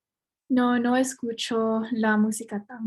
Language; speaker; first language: Spanish; non-native, learner; English